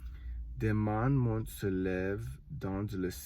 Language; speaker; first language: French; non-native, learner; English